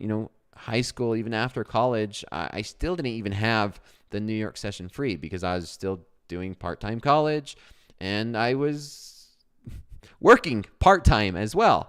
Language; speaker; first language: English; native; English